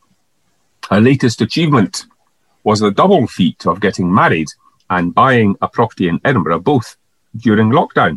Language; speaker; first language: English; native; English